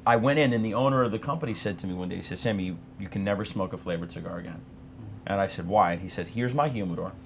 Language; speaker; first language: English; native; English